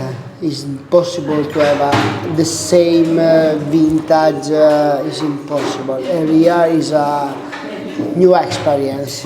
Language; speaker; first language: English; non-native, learner; Italian